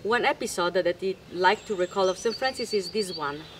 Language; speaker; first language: English; non-native, fluent; Italian